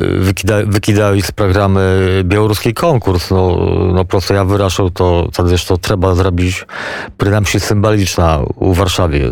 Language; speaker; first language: Polish; non-native, local second language; Belarusian